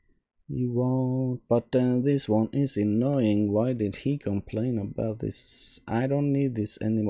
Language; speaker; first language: English; non-native, fluent; Norwegian